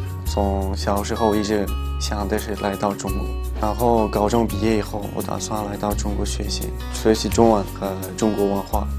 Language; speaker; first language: Chinese; non-native, fluent; Tajik